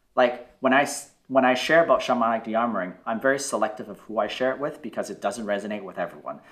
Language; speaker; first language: English; native; English